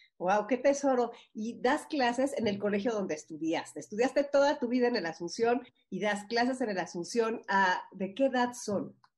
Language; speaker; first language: Spanish; native; Spanish